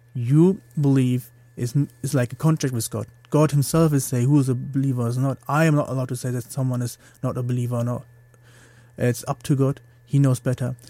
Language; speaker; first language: English; non-native, fluent; German